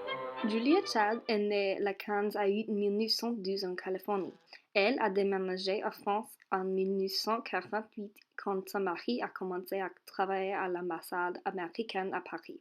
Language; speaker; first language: French; non-native, learner; English